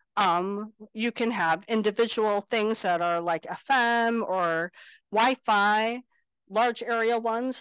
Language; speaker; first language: English; native; English